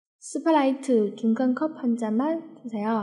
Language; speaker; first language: Korean; non-native, fluent; Chinese